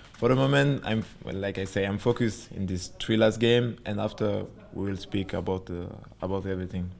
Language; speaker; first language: English; non-native, learner; French